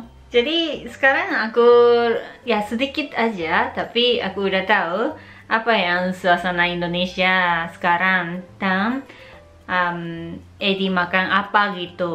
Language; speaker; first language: Indonesian; non-native, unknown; Japanese